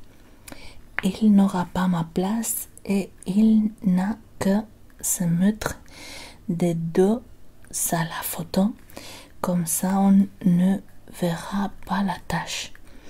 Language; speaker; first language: French; non-native, learner; Spanish